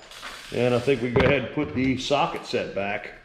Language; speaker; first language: English; native; English